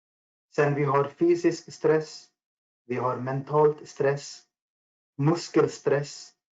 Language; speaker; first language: Swedish; non-native, fluent; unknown